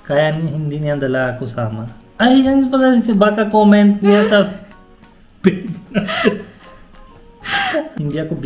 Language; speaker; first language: Filipino; non-native, learner; Punjabi